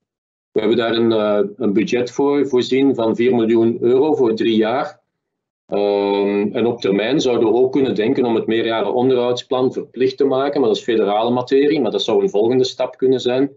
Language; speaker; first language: Dutch; native; Dutch